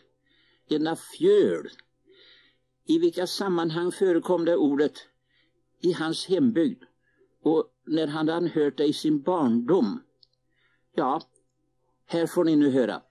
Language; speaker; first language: Swedish; native; Swedish